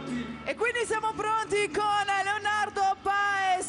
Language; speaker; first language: Italian; native; Italian